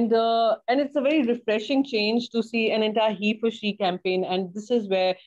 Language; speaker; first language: English; non-native, local second language; Hindi